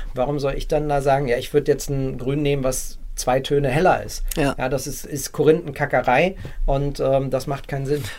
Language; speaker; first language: German; native; German